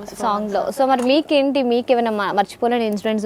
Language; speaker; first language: Telugu; native; Telugu